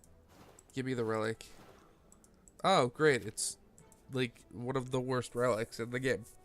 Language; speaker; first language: English; native; English